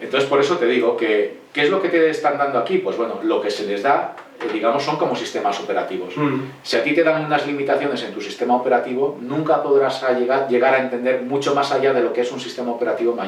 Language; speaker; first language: Spanish; native; Spanish